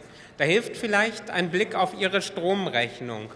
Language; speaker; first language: German; native; German